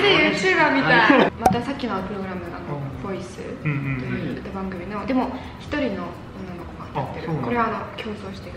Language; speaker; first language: Japanese; non-native, fluent; Mongolian